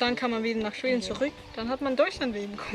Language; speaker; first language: German; non-native, fluent; Swedish